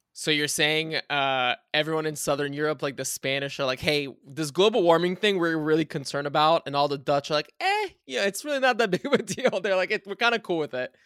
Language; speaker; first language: English; early bilingual, other home language; Bulgarian